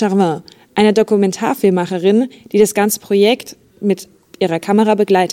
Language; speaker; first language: German; native; German